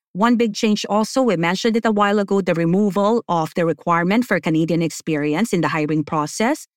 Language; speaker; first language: English; non-native, local second language; Filipino